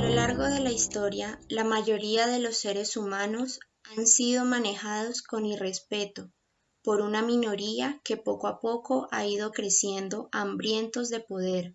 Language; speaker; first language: Spanish; native; Spanish